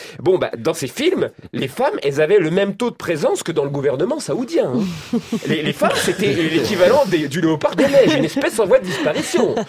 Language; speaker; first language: French; native; French